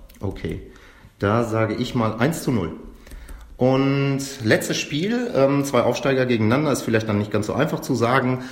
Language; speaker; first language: German; native; German